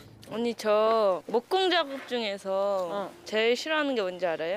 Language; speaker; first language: Korean; native; Korean